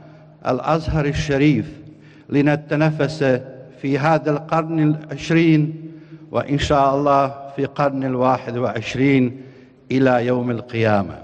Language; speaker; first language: Arabic; non-native, fluent; Bosnian